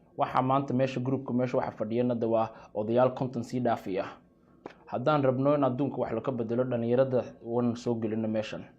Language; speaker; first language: Somali; early bilingual, heritage; Somali